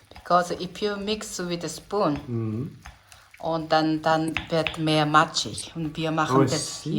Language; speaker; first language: German; non-native, fluent; Korean